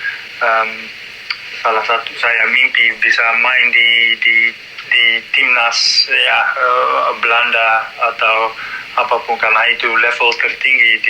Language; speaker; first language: Indonesian; non-native, learner; Dutch